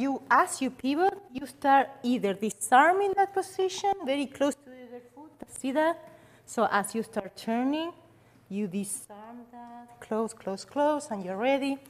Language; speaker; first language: English; non-native, fluent; Spanish